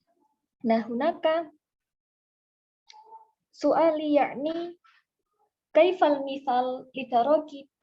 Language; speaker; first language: Arabic; non-native, learner; Indonesian